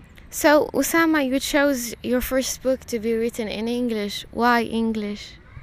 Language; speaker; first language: English; non-native, fluent; Arabic